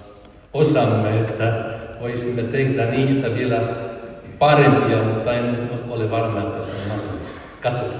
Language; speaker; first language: Finnish; non-native, fluent; Polish